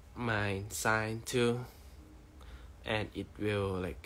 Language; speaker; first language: English; non-native, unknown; Thai